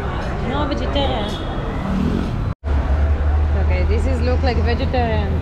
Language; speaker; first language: English; non-native, learner; Hebrew